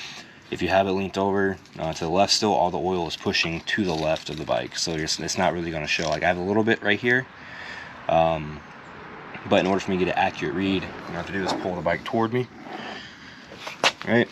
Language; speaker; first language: English; native; English